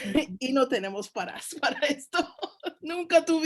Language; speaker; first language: Spanish; early bilingual, heritage; Turkish